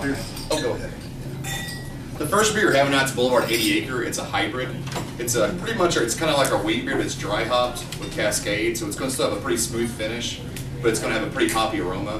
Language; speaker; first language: English; native; English